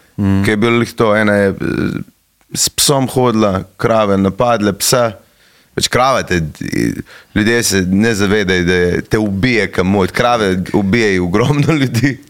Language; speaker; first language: Slovenian; native; Slovenian